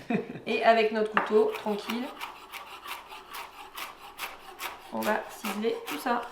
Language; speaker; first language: French; native; French